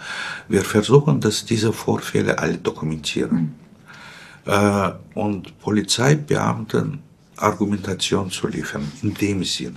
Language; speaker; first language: German; non-native, fluent; Russian